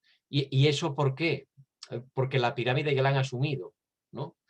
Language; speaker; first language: Spanish; native; Spanish